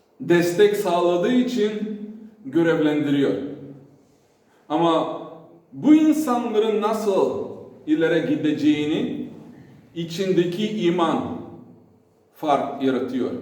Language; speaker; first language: Turkish; non-native, fluent; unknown